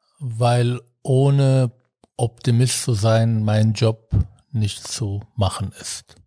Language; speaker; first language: German; non-native, fluent; Arabic